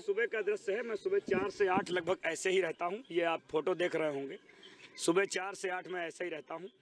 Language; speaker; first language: Hindi; native; Hindi